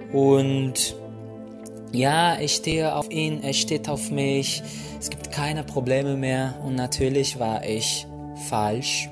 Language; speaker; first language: German; non-native, fluent; Portuguese